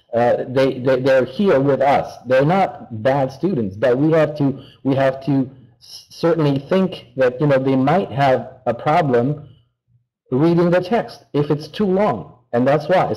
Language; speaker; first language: English; non-native, fluent; French